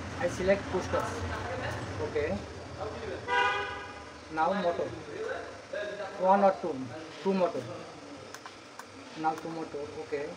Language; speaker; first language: English; non-native, learner; Bangla